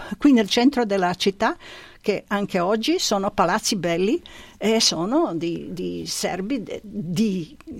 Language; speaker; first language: Italian; non-native, fluent; Serbian